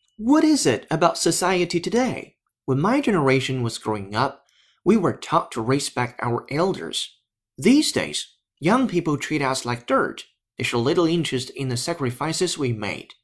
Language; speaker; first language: English; non-native, fluent; Chinese